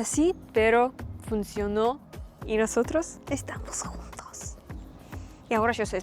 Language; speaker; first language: Spanish; non-native, learner; Russian